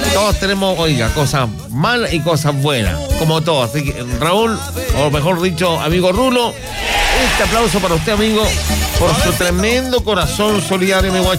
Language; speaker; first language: Spanish; native; Spanish